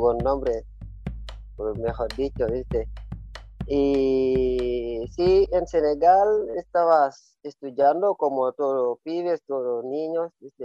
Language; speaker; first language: Spanish; non-native, learner; Wolof